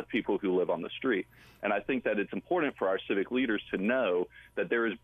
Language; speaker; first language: English; native; English